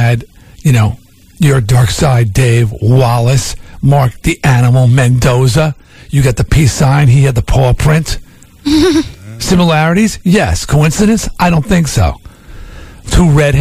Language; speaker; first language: English; native; English